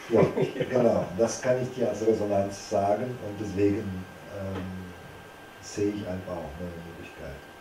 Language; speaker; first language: German; non-native, fluent; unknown